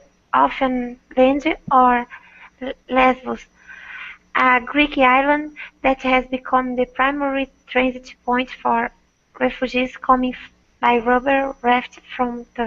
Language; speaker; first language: English; non-native, learner; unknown